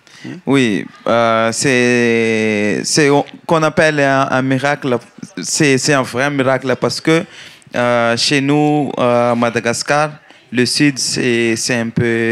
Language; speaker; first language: French; non-native, learner; Malagasy